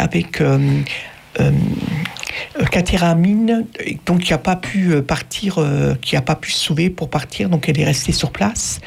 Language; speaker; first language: French; native; French